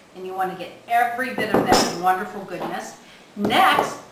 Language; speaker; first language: English; native; English